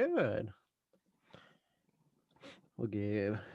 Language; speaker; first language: English; native; English